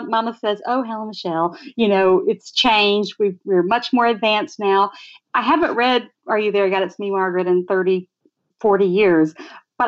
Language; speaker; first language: English; native; English